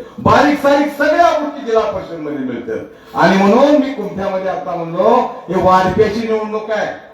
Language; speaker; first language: Marathi; native; Marathi